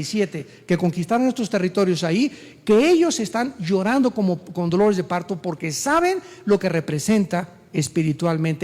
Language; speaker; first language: Spanish; native; Spanish